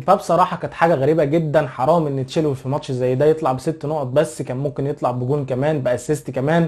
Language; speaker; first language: Arabic; native; Arabic